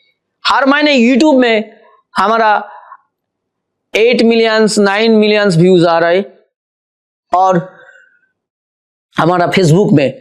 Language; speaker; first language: Hindi; non-native, local second language; Bangla